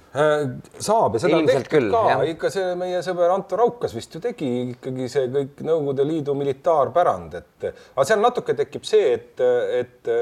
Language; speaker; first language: Estonian; native; Estonian